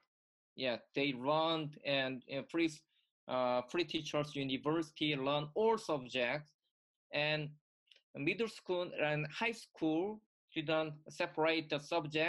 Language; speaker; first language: English; non-native, learner; Korean